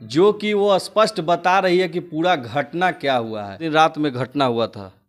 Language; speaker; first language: Hindi; native; Hindi